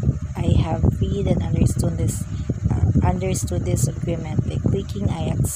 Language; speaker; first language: English; non-native, local second language; Filipino